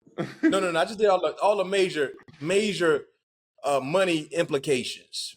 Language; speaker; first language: English; native; English